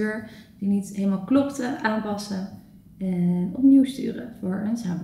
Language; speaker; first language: Dutch; native; Dutch